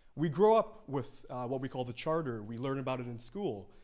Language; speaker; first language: English; native; English